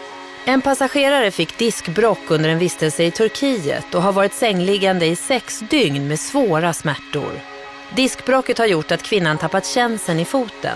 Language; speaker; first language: Swedish; native; Swedish